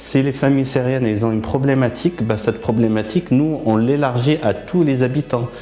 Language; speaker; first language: French; native; French